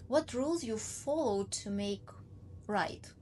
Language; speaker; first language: English; non-native, learner; Ukrainian